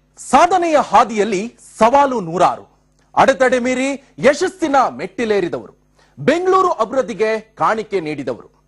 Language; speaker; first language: Kannada; native; Kannada